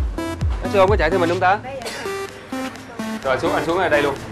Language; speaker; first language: Vietnamese; native; Vietnamese